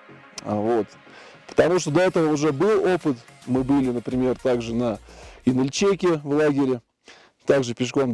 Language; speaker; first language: Russian; native; Russian